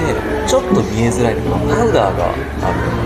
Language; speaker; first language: Japanese; native; Japanese